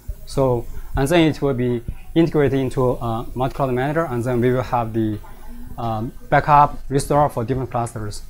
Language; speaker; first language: English; non-native, fluent; Chinese